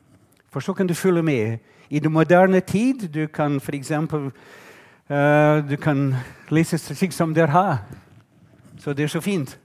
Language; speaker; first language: Norwegian; non-native, fluent; English